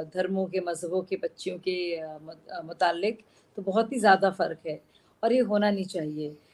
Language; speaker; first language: Hindi; native; Hindi